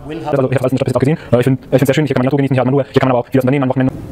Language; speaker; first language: German; non-native, learner; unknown